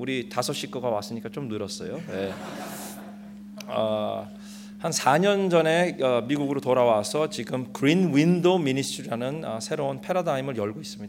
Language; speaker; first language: Korean; early bilingual, heritage; Korean